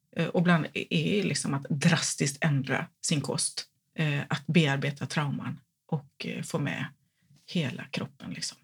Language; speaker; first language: Swedish; native; Swedish